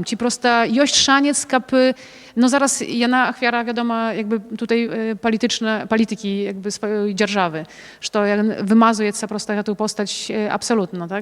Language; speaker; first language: Polish; non-native, local second language; Belarusian